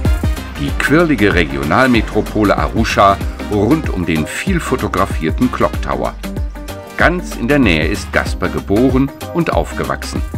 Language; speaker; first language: German; native; German